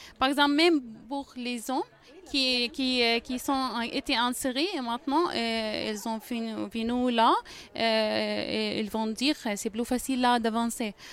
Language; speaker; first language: French; non-native, fluent; Arabic